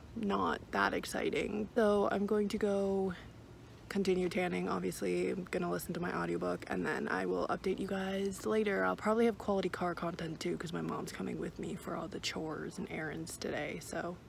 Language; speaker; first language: English; native; English